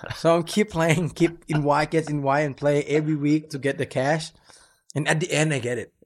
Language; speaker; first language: English; non-native, fluent; Thai